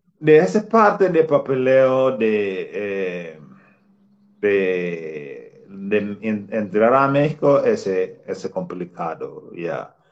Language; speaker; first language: Spanish; non-native, fluent; Swahili